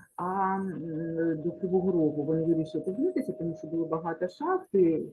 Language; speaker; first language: Ukrainian; non-native, local second language; Russian